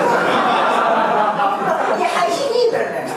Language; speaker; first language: Chinese; non-native, fluent; Japanese